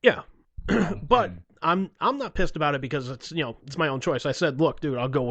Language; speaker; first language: English; native; English